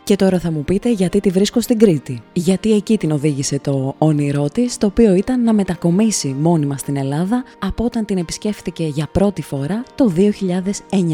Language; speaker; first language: Greek; native; Greek